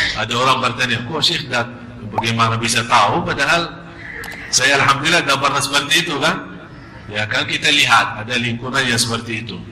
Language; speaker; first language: Malay; non-native, fluent; Arabic